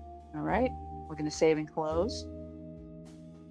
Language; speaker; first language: English; native; English